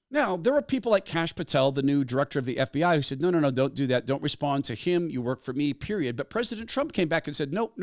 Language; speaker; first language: English; native; English